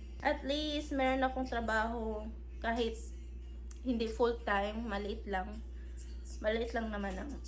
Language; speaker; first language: Filipino; non-native, local second language; Cebuano